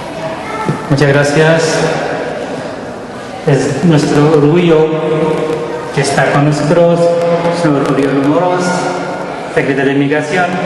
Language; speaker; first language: Spanish; non-native, learner; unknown